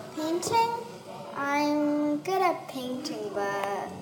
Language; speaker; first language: English; non-native, fluent; Korean